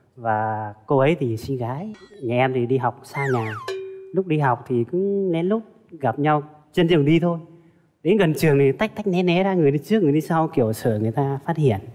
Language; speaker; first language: Vietnamese; non-native, local second language; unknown